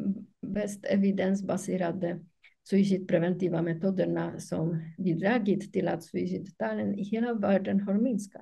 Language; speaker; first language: Swedish; non-native, fluent; Polish